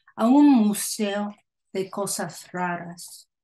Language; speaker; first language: Spanish; early bilingual, heritage; Spanish